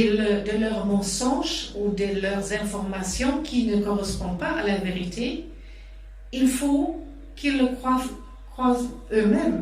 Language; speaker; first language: French; non-native, fluent; German